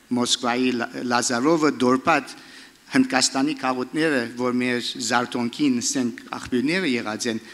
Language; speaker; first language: Armenian; early bilingual, heritage; Armenian